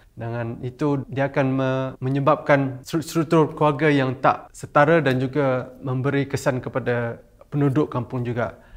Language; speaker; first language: Malay; non-native, local second language; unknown